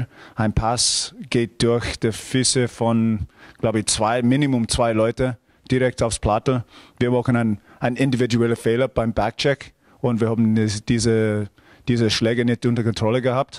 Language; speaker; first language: German; non-native, fluent; English